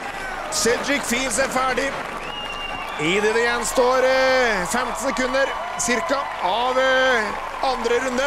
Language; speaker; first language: Norwegian; native; Norwegian